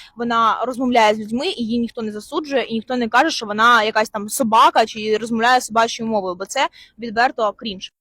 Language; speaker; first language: Ukrainian; non-native, local second language; Russian